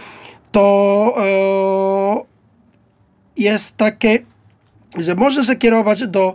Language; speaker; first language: Polish; non-native, learner; Spanish